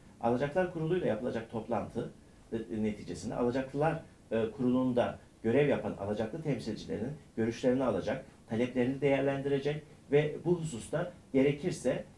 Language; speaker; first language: Turkish; native; Turkish